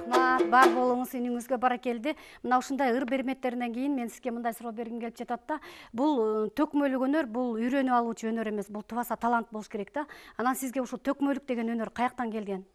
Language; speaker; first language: Kyrgyz; native; Kyrgyz